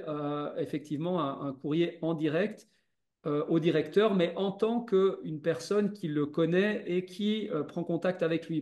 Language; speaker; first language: French; native; French